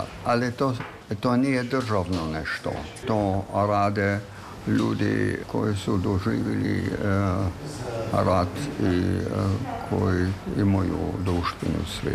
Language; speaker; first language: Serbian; non-native, fluent; German